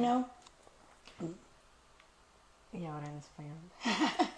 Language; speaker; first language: Spanish; early bilingual, heritage; Spanish